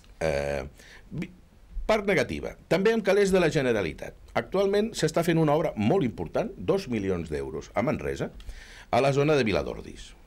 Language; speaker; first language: Catalan; native; Catalan